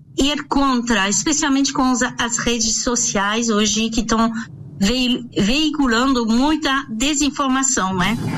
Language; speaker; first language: Portuguese; non-native, fluent; French